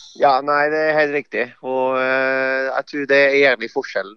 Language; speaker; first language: Norwegian; non-native, fluent; English